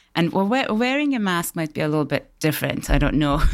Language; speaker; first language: English; early bilingual, other home language; Persian